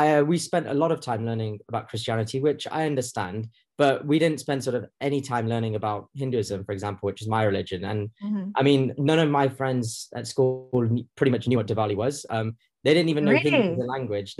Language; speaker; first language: English; native; English